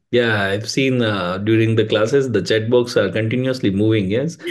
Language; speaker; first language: English; non-native, local second language; Hindi